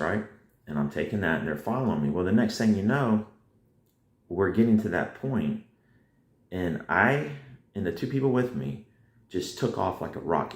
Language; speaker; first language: English; native; English